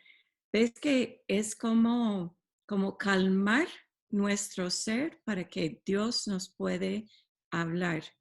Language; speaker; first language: Spanish; non-native, fluent; English